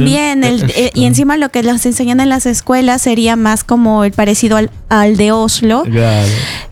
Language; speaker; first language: Spanish; native; Spanish